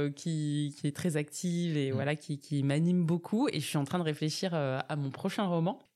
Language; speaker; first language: French; native; French